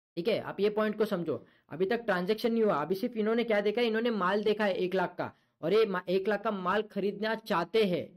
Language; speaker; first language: Hindi; non-native, local second language; Marathi